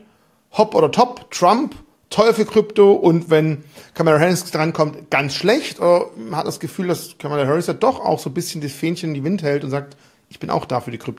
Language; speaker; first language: German; native; German